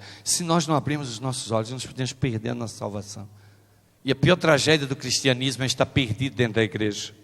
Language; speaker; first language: Portuguese; native; Portuguese